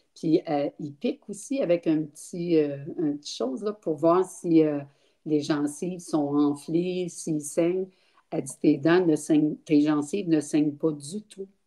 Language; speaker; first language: French; native; French